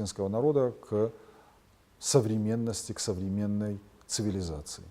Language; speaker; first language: Russian; non-native, local second language; Ossetic